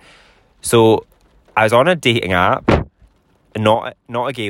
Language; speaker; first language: English; native; English